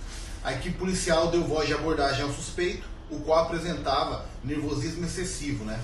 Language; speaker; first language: Portuguese; native; Portuguese